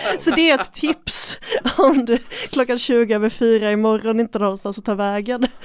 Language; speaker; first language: Swedish; native; Swedish